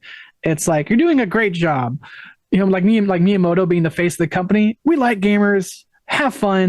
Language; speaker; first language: English; native; English